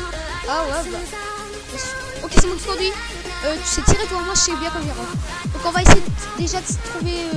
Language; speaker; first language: French; native; French